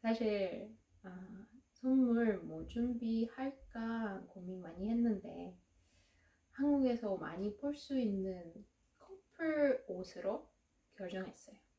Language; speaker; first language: Korean; non-native, fluent; Russian